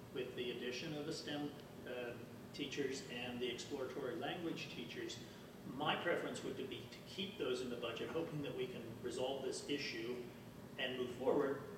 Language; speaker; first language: English; native; English